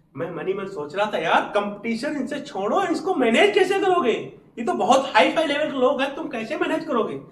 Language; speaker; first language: Hindi; native; Hindi